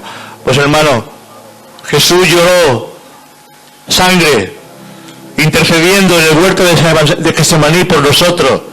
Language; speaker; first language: Spanish; native; Spanish